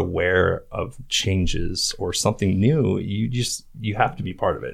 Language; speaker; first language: English; native; English